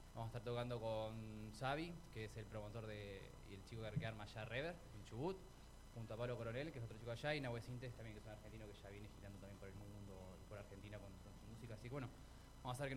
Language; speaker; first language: Spanish; native; Spanish